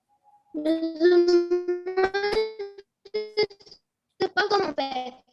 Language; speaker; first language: French; non-native, learner; Arabic